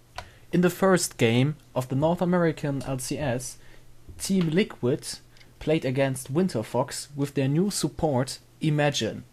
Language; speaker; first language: English; non-native, fluent; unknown